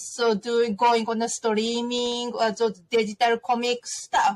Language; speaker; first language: English; non-native, fluent; Japanese